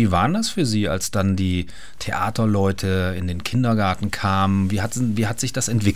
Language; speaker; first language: German; native; German